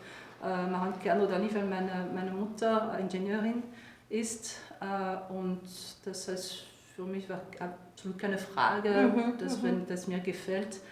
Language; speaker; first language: German; non-native, fluent; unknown